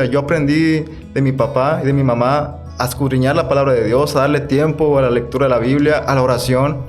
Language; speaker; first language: Spanish; native; Spanish